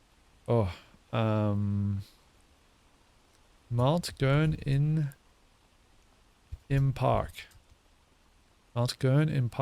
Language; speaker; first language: German; non-native, learner; English